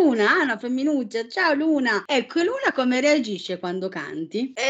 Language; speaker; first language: Italian; native; Italian